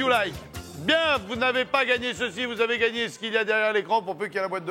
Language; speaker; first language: French; native; French